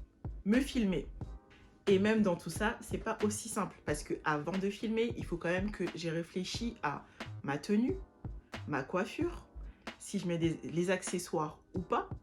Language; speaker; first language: French; native; French